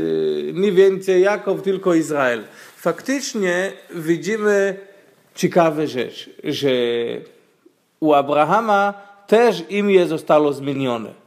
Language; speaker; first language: Polish; non-native, fluent; Hebrew